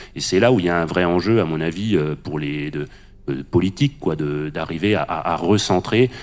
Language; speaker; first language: French; native; French